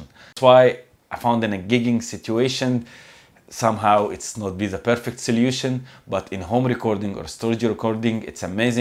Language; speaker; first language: English; non-native, fluent; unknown